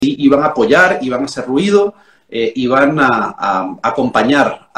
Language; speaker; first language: Spanish; native; Spanish